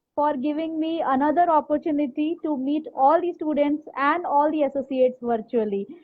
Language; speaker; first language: English; non-native, local second language; Hindi